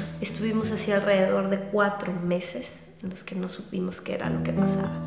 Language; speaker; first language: Spanish; native; Spanish